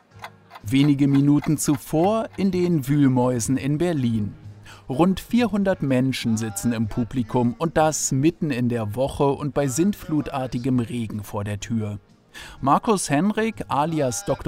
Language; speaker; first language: German; native; German